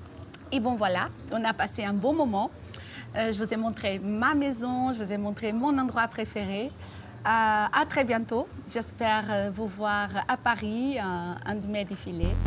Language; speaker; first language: French; non-native, fluent; Portuguese